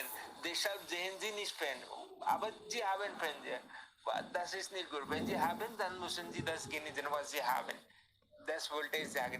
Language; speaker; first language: German; non-native, learner; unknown